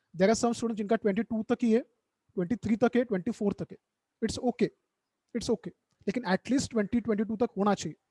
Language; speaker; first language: Hindi; non-native, local second language; Marathi